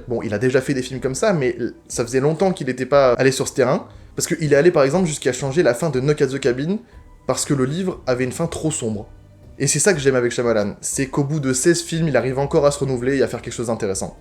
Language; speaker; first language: French; native; French